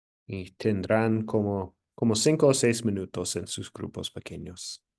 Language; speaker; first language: Spanish; non-native, fluent; English